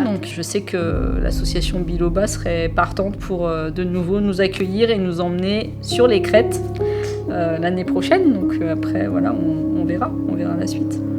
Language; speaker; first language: French; native; French